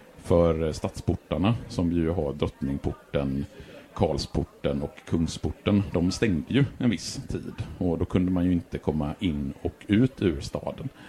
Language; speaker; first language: Swedish; native; Swedish